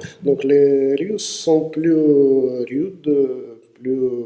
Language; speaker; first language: French; non-native, fluent; Russian